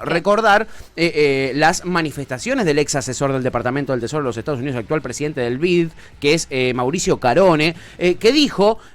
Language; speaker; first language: Spanish; native; Spanish